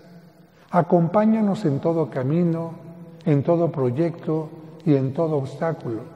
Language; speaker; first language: Spanish; native; Spanish